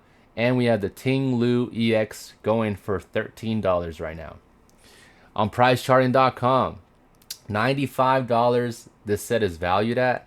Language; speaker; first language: English; native; English